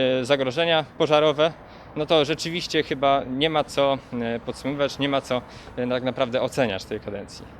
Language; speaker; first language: Polish; native; Polish